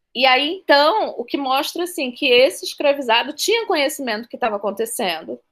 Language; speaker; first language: Portuguese; native; Portuguese